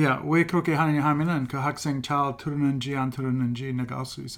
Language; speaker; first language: Korean; non-native, fluent; English